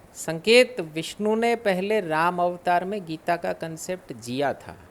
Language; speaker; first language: Hindi; non-native, local second language; Gujarati